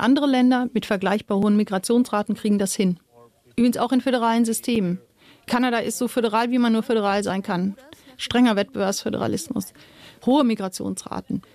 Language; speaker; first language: German; native; German